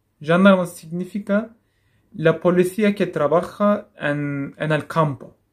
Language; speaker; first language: Spanish; non-native, fluent; Turkish